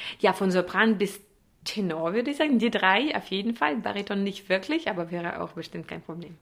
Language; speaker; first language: German; non-native, fluent; Russian